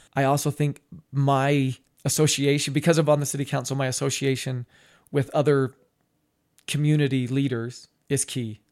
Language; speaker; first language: English; native; English